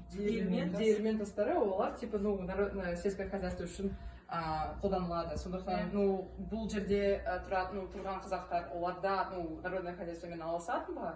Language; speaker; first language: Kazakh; non-native, learner; Russian